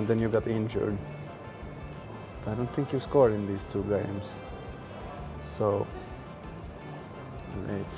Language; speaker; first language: English; non-native, fluent; Finnish